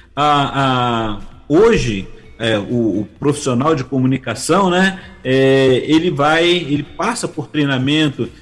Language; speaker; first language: Portuguese; native; Portuguese